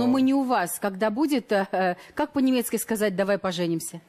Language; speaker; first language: Russian; native; Russian